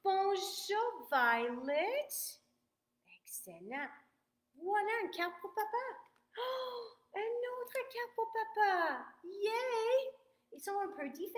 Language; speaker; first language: French; non-native, fluent; English